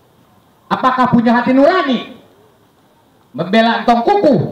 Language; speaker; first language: Indonesian; native; Indonesian